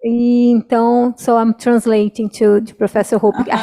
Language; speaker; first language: English; non-native, fluent; Portuguese